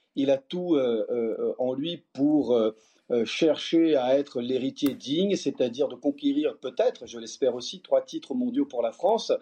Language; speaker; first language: French; early bilingual, other home language; Portuguese